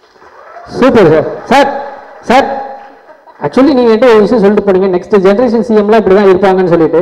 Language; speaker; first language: Tamil; native; Tamil